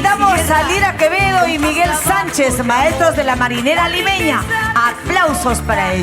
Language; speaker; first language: Spanish; native; Spanish